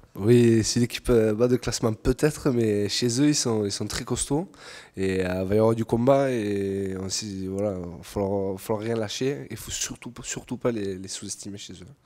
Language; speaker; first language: French; native; French